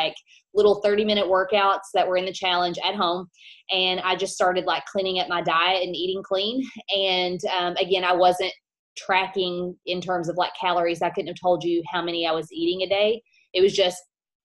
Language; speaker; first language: English; native; English